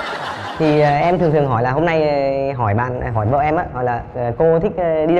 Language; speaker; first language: Vietnamese; native; Vietnamese